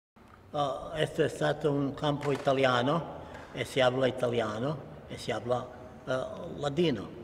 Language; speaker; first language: Italian; non-native, learner; Ladino